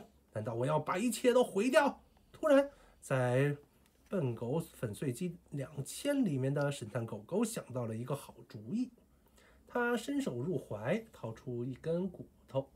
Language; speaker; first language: Chinese; native; Chinese